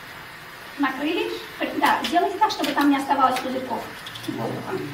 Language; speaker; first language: Russian; native; Russian